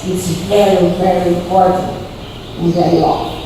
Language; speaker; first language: English; non-native, fluent; Portuguese